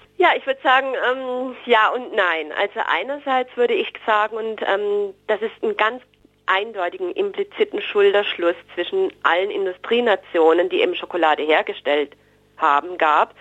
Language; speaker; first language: German; native; German